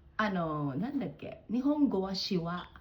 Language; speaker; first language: Japanese; non-native, fluent; Filipino